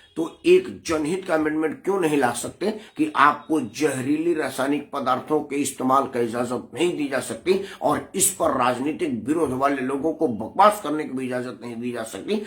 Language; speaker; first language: Hindi; native; Hindi